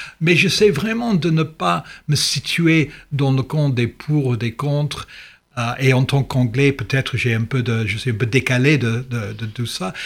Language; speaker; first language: French; non-native, fluent; English